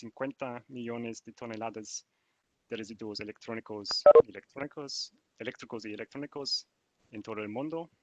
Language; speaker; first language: Spanish; non-native, learner; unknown